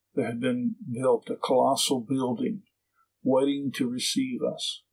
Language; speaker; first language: English; native; English